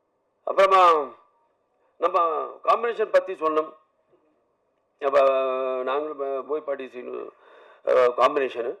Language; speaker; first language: Tamil; non-native, learner; Telugu